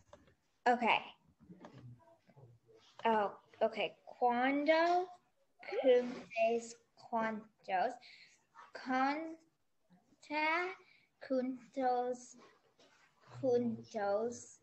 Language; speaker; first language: Spanish; non-native, learner; English